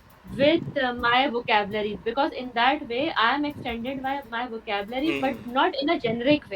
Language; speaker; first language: English; non-native, local second language; Urdu